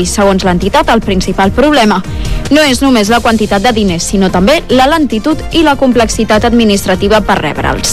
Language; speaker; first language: Catalan; native; Catalan